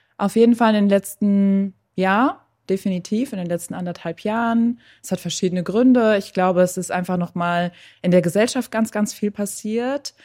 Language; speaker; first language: German; early bilingual, other home language; Persian